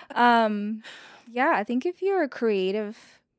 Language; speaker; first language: English; non-native, fluent; Russian